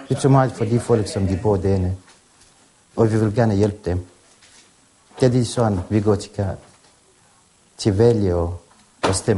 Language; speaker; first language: Danish; non-native, learner; Kurdish